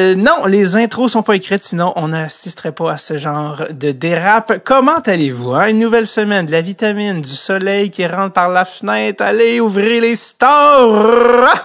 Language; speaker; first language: French; native; French